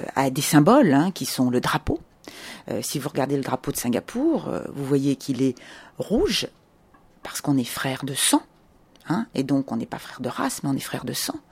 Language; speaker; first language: French; native; French